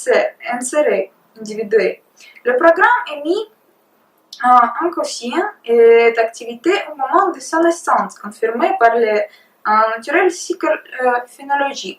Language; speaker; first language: French; non-native, learner; Russian